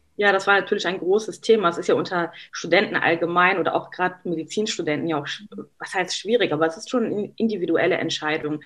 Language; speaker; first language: German; early bilingual, other home language; Arabic